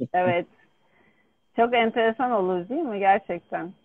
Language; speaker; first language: Turkish; native; Turkish